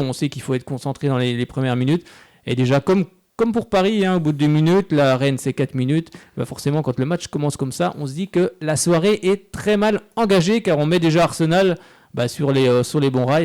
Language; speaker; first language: French; native; French